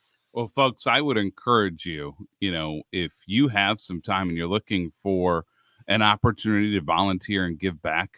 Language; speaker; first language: English; native; English